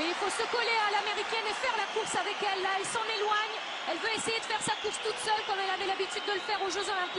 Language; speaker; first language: French; native; French